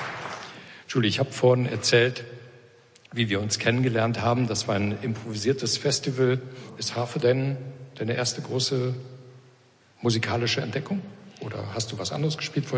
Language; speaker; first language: German; native; German